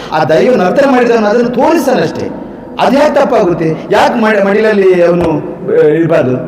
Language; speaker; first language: Kannada; non-native, local second language; Tulu